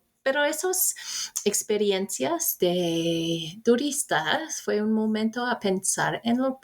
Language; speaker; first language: Spanish; non-native, fluent; English